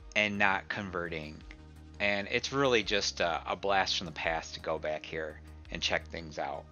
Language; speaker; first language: English; native; English